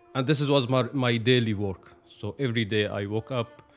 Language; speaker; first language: English; non-native, fluent; Arabic